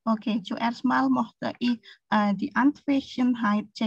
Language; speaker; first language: German; non-native, fluent; Indonesian